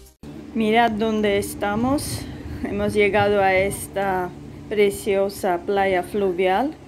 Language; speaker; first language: Spanish; non-native, fluent; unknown